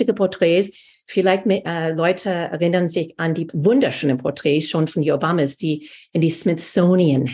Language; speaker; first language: German; non-native, fluent; English